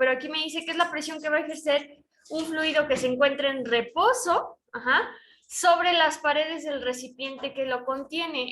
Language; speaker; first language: Spanish; native; Spanish